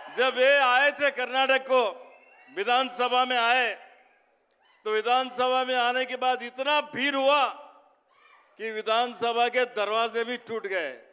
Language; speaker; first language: Hindi; non-native, local second language; Kannada